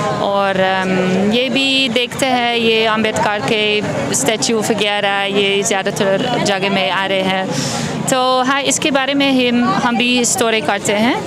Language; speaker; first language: Hindi; non-native, learner; Dutch